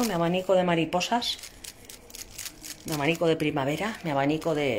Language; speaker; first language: Spanish; native; Spanish